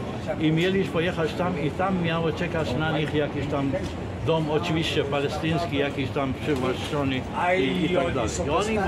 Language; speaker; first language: Polish; non-native, fluent; Arabic